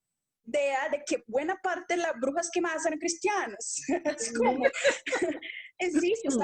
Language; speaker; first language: Spanish; non-native, local second language; Portuguese